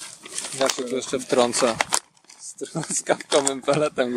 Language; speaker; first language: Polish; native; Polish